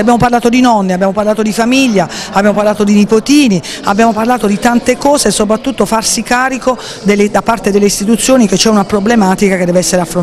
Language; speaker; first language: Italian; native; Italian